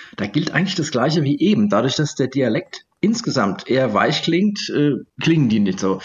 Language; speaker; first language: German; native; German